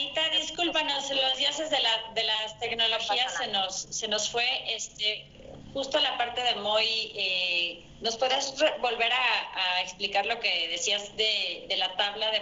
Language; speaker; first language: Spanish; native; Spanish